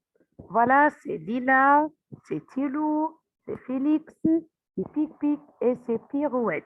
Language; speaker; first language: French; non-native, fluent; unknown